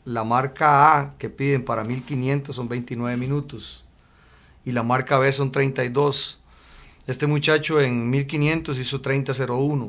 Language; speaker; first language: Spanish; native; Spanish